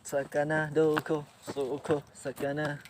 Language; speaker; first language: Japanese; non-native, learner; Lao